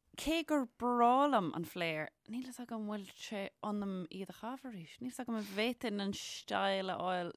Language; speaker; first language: Irish; non-native, local second language; English